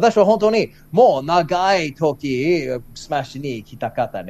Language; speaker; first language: Japanese; non-native, learner; English